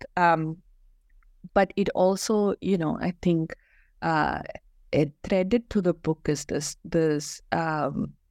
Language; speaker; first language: English; non-native, local second language; Malayalam